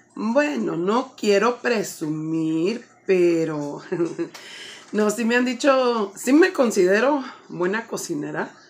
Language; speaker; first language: Spanish; early bilingual, heritage; Spanish